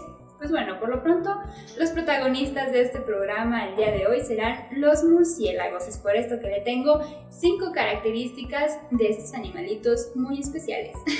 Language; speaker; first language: Spanish; native; Spanish